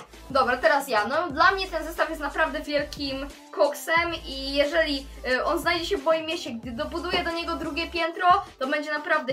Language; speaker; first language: Polish; native; Polish